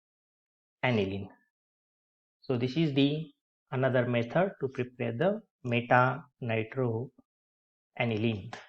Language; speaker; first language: English; non-native, local second language; Marathi